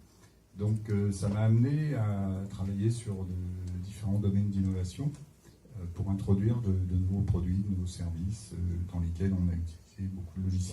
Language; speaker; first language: French; native; French